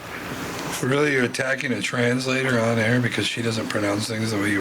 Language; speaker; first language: English; native; English